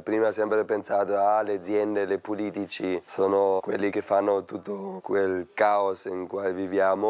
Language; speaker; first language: Italian; non-native, fluent; German